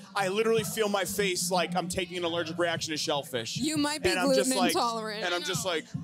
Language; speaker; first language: English; native; English